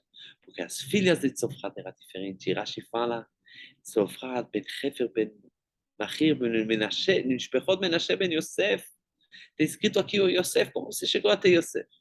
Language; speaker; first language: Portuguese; non-native, fluent; Hebrew